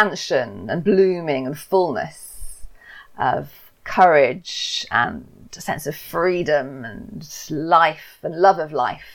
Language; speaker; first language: English; native; English